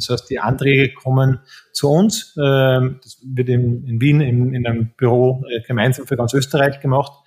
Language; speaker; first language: German; native; German